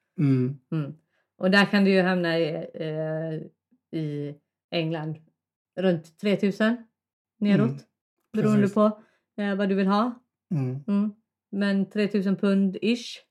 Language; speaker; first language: Swedish; native; Swedish